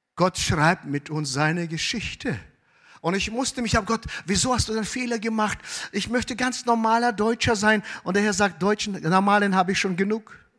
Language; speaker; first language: German; early bilingual, heritage; German